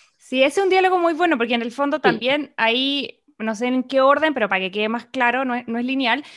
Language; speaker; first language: Spanish; native; Spanish